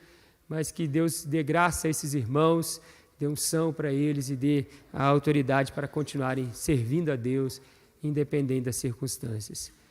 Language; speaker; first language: Portuguese; native; Portuguese